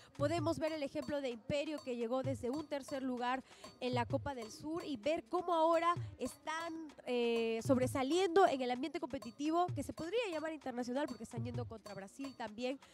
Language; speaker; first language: Spanish; native; Spanish